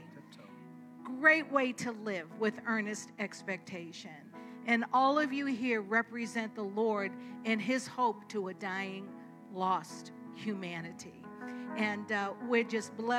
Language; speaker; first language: English; native; English